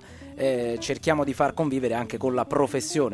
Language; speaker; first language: Italian; native; Italian